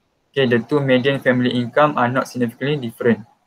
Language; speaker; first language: English; non-native, local second language; Malay